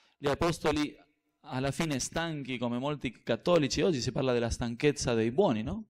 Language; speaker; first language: Italian; non-native, fluent; Spanish